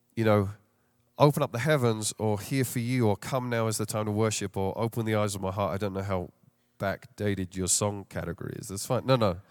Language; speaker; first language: English; native; English